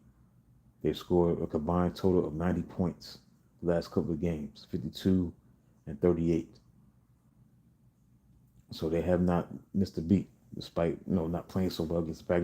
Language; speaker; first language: English; native; English